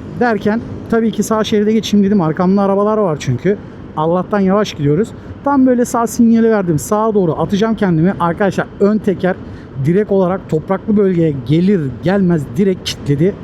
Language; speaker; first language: Turkish; native; Turkish